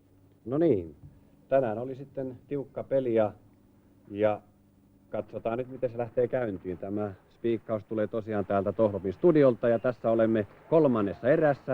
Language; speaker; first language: Finnish; native; Finnish